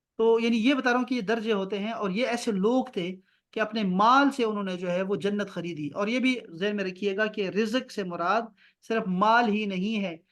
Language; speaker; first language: Urdu; non-native, local second language; Pashto